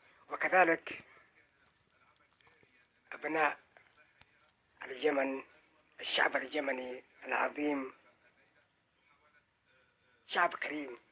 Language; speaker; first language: Arabic; non-native, fluent; Oromo